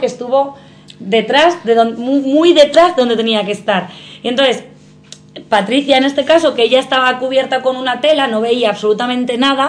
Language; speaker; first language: Spanish; native; Spanish